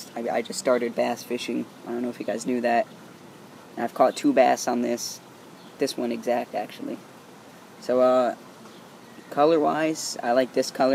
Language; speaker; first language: English; native; English